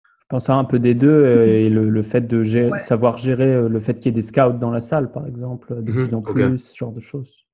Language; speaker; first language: French; native; French